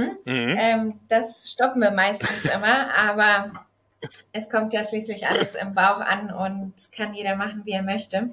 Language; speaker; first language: German; native; German